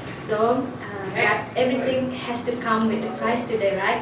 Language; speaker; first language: English; non-native, learner; Indonesian